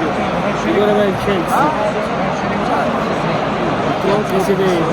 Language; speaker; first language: Italian; native; Italian